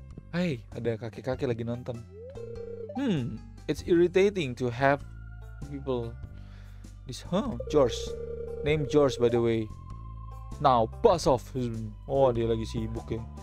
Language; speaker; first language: English; non-native, fluent; Indonesian